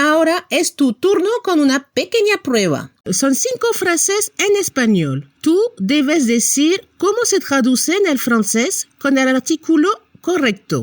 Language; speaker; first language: Spanish; non-native, fluent; French